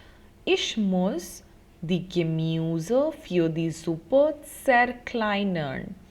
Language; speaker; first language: German; non-native, fluent; Hindi